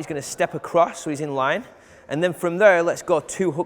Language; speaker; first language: English; native; English